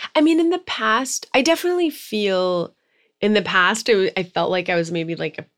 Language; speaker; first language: English; native; English